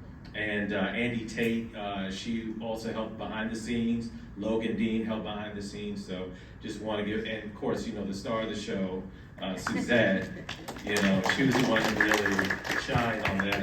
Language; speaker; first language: English; native; English